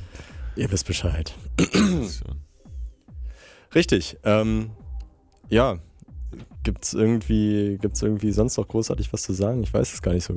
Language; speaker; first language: German; native; German